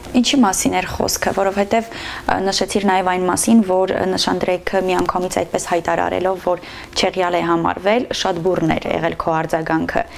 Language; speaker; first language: Armenian; native; Armenian